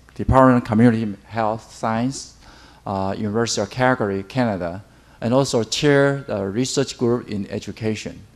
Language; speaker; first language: English; non-native, fluent; Chinese